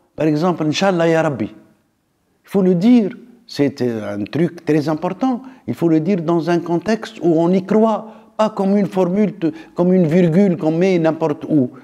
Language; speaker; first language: French; non-native, local second language; Arabic